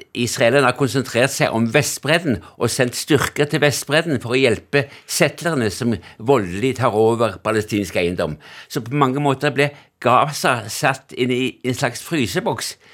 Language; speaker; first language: Norwegian; native; Norwegian